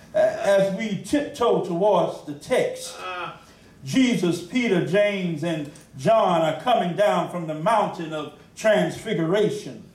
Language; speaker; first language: English; native; English